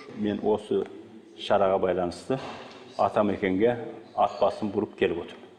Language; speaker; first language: Kazakh; early bilingual, heritage; Kazakh